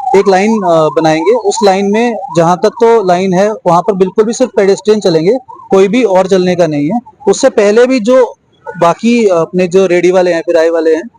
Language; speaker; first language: Hindi; non-native, local second language; Marathi